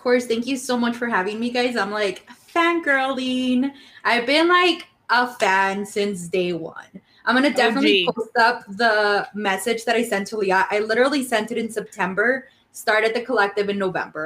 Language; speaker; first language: English; early bilingual, other home language; Spanish